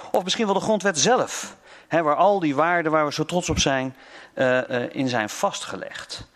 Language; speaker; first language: Dutch; native; Dutch